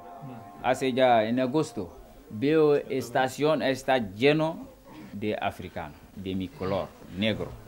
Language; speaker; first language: Spanish; non-native, learner; Wolof